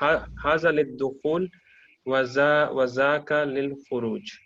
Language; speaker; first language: Arabic; non-native, learner; Urdu